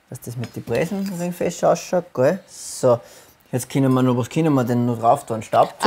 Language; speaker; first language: German; native; German